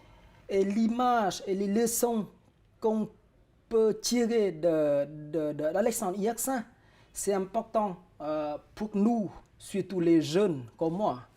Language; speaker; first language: French; non-native, fluent; Vietnamese